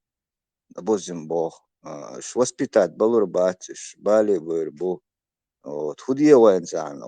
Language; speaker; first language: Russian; non-native, local second language; Chechen